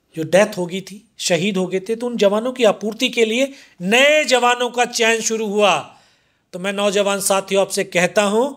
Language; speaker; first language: Hindi; native; Hindi